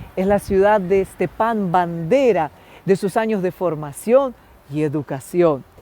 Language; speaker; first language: Spanish; non-native, fluent; Ukrainian